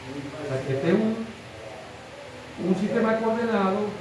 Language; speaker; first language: Spanish; native; Spanish